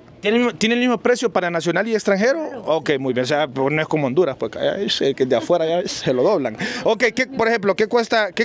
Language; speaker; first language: Spanish; native; Spanish